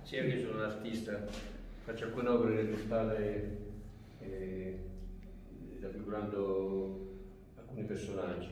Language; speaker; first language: Italian; native; Italian